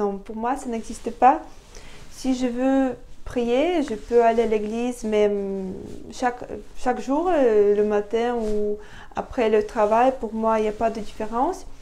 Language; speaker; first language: French; non-native, fluent; Russian